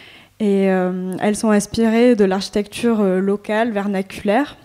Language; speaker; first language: French; native; French